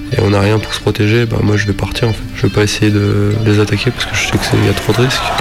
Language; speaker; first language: French; native; French